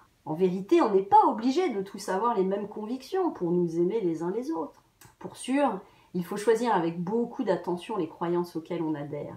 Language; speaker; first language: French; native; French